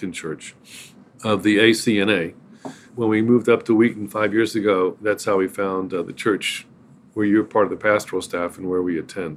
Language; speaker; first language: English; native; English